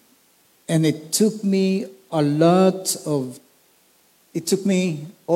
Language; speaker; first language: English; non-native, local second language; Filipino